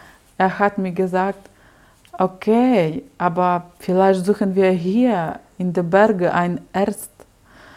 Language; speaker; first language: German; non-native, learner; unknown